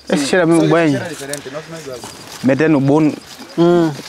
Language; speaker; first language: Portuguese; native; Portuguese